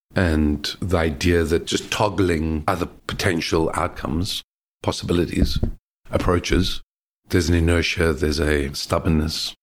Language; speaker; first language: English; native; English